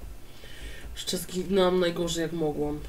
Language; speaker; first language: Polish; native; Polish